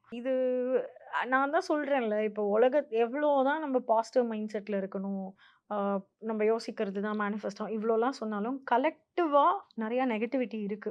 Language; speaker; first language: Tamil; native; Tamil